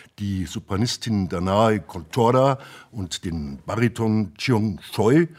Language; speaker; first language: German; native; German